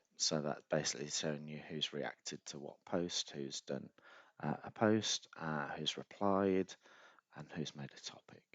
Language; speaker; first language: English; native; English